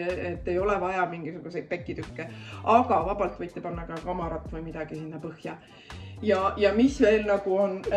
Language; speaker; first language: Estonian; native; Estonian